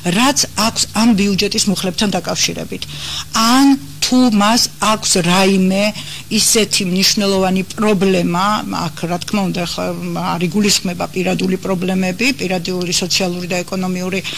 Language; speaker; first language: Georgian; native; Georgian